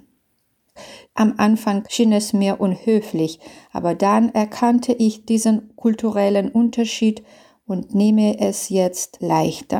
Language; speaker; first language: German; non-native, fluent; Belarusian